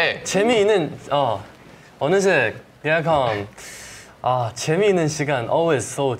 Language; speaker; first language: Korean; non-native, fluent; Chinese